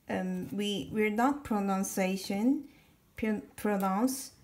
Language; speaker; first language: English; non-native, learner; Korean